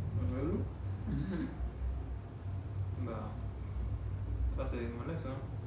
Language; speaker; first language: French; non-native, local second language; Haitian Creole